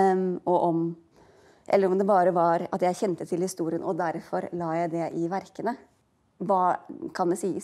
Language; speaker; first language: Norwegian; native; Norwegian